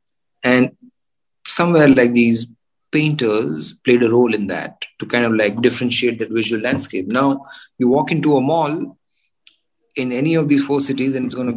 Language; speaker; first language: English; non-native, local second language; Gujarati